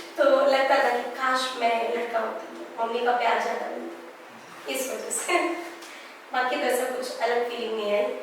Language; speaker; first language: Hindi; native; Hindi